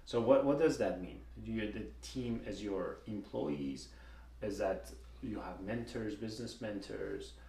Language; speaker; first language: English; non-native, fluent; Persian